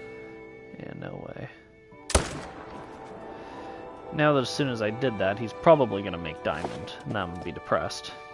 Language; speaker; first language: English; native; English